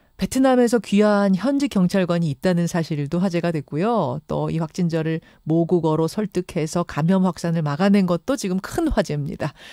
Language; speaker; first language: Korean; native; Korean